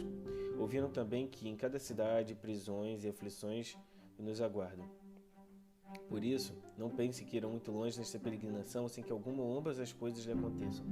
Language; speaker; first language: Portuguese; native; Portuguese